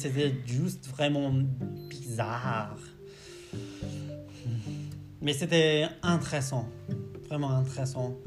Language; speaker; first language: French; non-native, learner; English